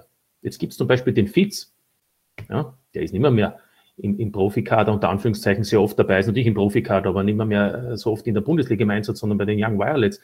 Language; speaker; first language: German; native; German